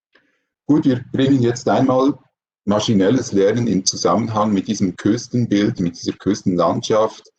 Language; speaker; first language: German; native; German